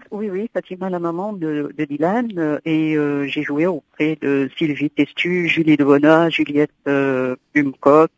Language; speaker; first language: French; non-native, local second language; Arabic